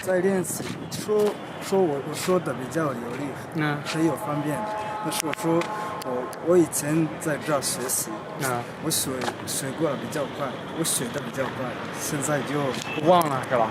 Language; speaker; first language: Chinese; non-native, learner; Kinyarwanda